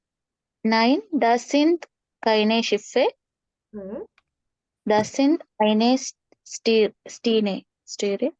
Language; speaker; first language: German; non-native, learner; Malayalam